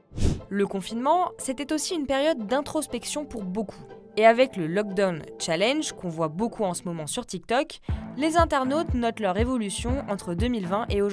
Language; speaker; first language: French; native; French